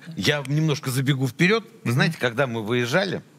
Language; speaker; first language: Russian; native; Russian